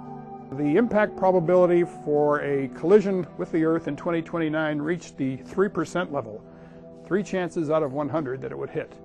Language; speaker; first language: English; native; English